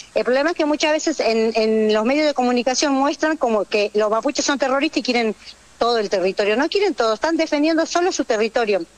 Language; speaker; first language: Spanish; native; Spanish